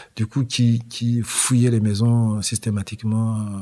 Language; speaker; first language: French; non-native, local second language; Kinyarwanda